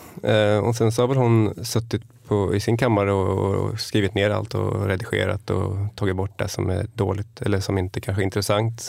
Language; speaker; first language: Swedish; native; Swedish